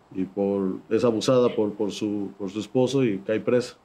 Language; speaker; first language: Spanish; native; Spanish